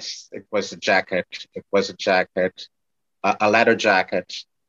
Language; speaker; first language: English; non-native, fluent; Portuguese